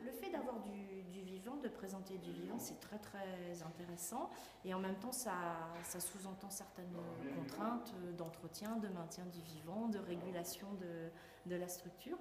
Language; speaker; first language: French; native; French